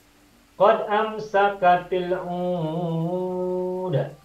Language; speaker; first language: Arabic; non-native, fluent; Indonesian